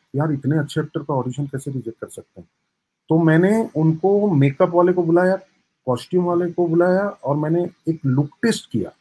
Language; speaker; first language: Hindi; native; Hindi